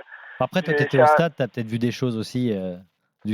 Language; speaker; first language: French; native; French